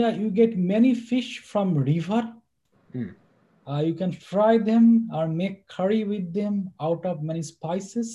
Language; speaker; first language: English; non-native, local second language; Bangla